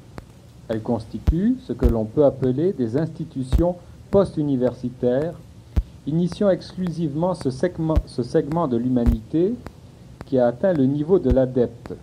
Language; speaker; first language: French; native; French